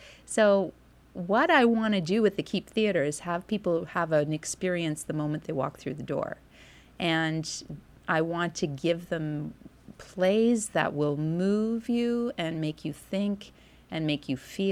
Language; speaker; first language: English; native; English